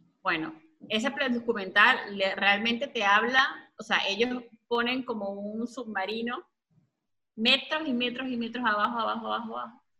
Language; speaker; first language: Spanish; native; Spanish